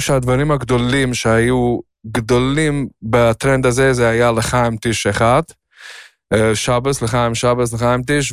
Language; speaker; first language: Hebrew; non-native, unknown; Yiddish